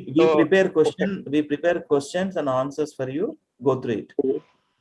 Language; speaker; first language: English; non-native, local second language; Telugu